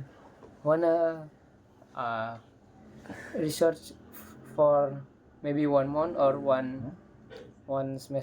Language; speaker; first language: English; non-native, learner; Indonesian